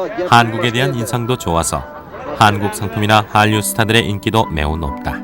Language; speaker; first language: Korean; native; Korean